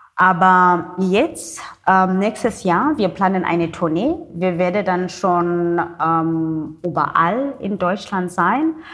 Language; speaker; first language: German; non-native, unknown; Xhosa